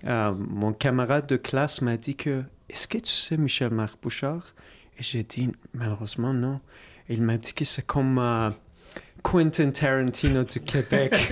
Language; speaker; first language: French; non-native, fluent; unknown